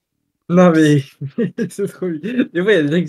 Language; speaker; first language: French; native; French